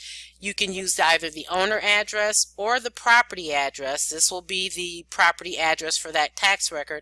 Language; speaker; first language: English; native; English